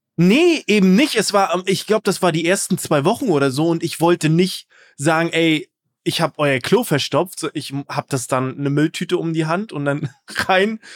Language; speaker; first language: German; native; German